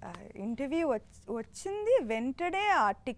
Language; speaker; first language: Telugu; non-native, local second language; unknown